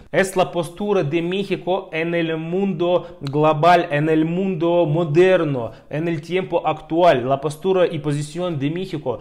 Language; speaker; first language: Spanish; non-native, fluent; Russian